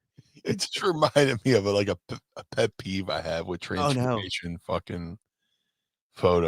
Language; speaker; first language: English; native; English